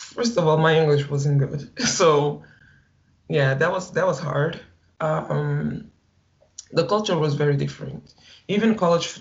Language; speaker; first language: English; non-native, fluent; Portuguese